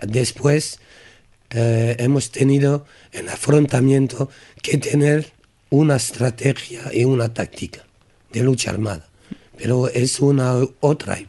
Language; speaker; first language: Spanish; non-native, learner; French